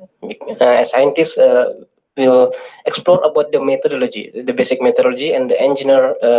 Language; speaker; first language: English; non-native, fluent; Indonesian